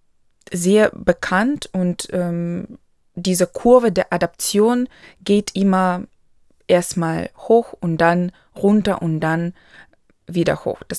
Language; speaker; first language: German; non-native, local second language; Ukrainian